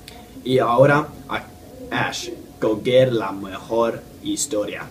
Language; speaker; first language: Spanish; non-native, learner; English